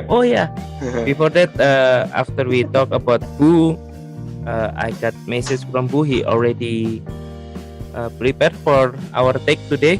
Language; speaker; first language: English; non-native, learner; Indonesian